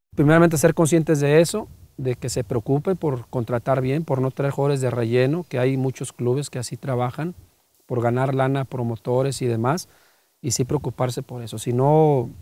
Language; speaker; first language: Spanish; native; Spanish